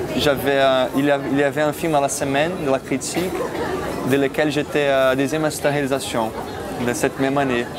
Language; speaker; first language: French; non-native, fluent; Portuguese